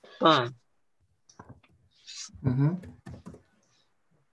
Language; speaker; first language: Chinese; early bilingual, heritage; English